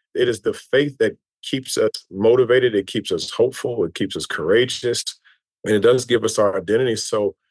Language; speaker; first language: English; native; English